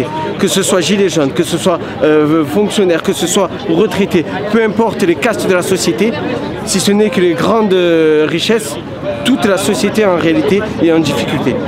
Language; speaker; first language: French; native; French